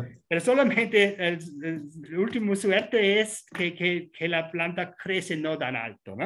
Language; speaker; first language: Spanish; non-native, fluent; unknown